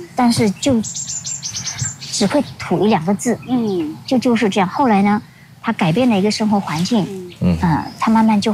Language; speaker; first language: Chinese; non-native, local second language; Hakka Chinese